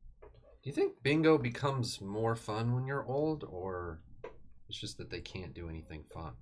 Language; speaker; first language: English; native; English